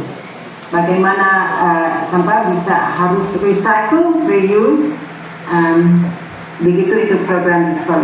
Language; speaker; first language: Indonesian; non-native, fluent; English